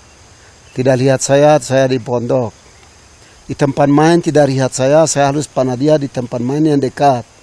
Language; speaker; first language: Indonesian; non-native, local second language; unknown